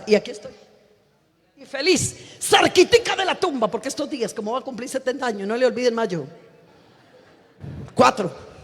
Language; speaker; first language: Spanish; native; Spanish